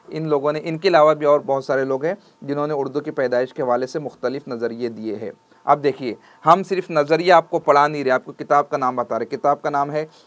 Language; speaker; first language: Urdu; native; Urdu